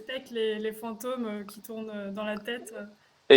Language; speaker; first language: French; native; French